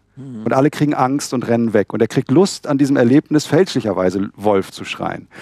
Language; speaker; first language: German; native; German